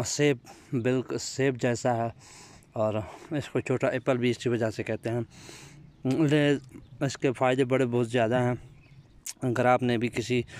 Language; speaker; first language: Urdu; non-native, local second language; Pashto